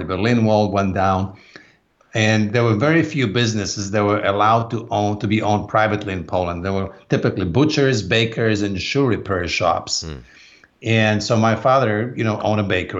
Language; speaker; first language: English; non-native, fluent; Polish